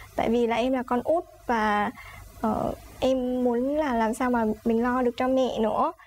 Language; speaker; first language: Vietnamese; native; Vietnamese